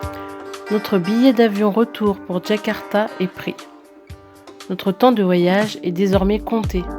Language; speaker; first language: French; native; French